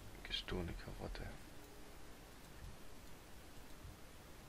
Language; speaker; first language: German; native; German